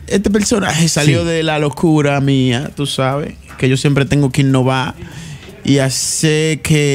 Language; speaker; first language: Spanish; native; Spanish